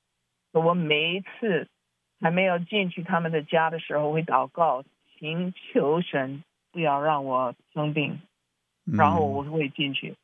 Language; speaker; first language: Chinese; early bilingual, heritage; Chinese